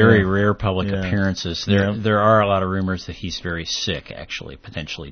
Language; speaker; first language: English; native; English